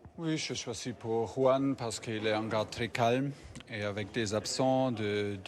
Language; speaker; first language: French; non-native, fluent; German